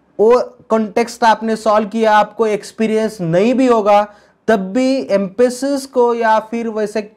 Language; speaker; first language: Hindi; non-native, local second language; Marathi